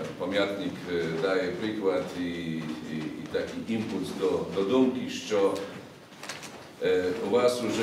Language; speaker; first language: Polish; non-native, learner; Ukrainian